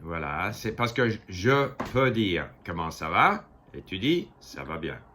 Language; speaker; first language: French; non-native, fluent; English